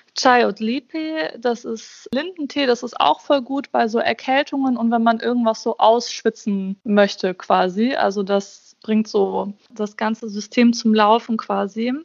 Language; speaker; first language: German; early bilingual, other home language; Bosnian